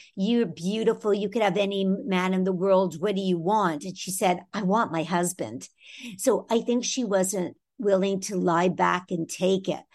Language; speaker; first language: English; native; English